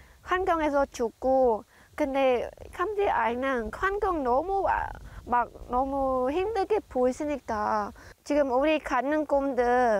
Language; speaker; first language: Korean; non-native, learner; Khmer